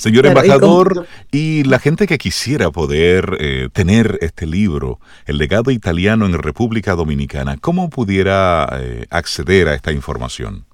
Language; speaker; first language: Spanish; native; Spanish